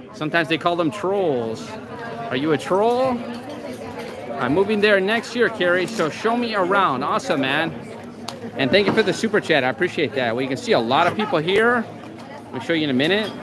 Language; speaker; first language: English; native; English